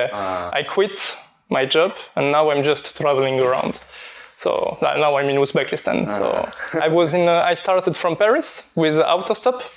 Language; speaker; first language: English; non-native, learner; French